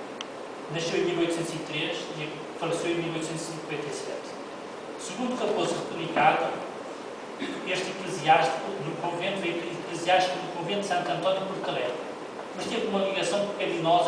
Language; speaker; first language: Portuguese; native; Portuguese